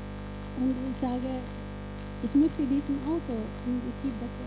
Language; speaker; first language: German; non-native, fluent; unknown